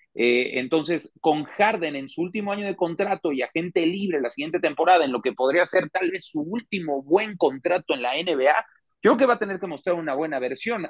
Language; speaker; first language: Spanish; native; Spanish